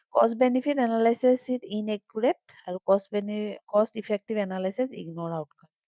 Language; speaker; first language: English; non-native, local second language; Assamese